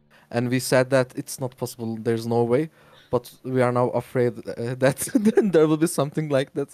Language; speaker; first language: English; non-native, fluent; Turkish